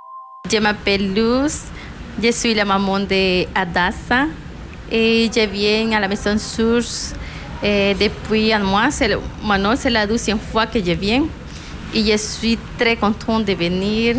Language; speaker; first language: French; non-native, learner; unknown